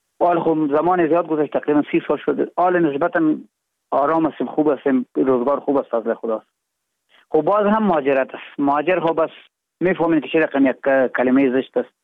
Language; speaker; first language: Persian; non-native, local second language; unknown